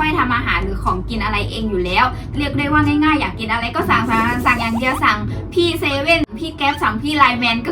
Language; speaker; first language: Thai; native; Thai